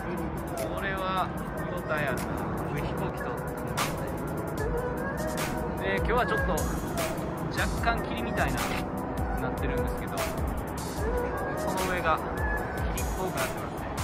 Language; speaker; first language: Japanese; native; Japanese